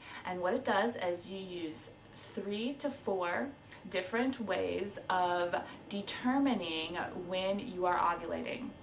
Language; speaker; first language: English; native; English